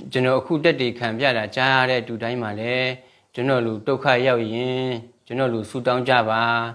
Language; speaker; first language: Burmese; non-native, local second language; Shan